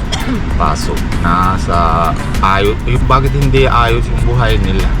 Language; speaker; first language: Filipino; non-native, learner; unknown